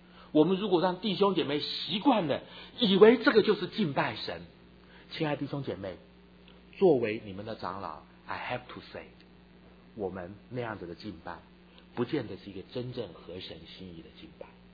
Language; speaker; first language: Chinese; native; Chinese